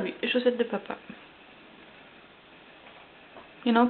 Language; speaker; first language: French; native; French